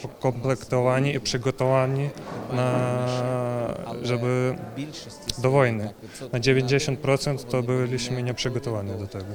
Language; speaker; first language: Polish; non-native, learner; Ukrainian